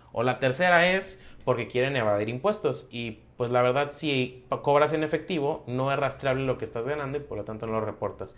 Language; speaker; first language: Spanish; native; Spanish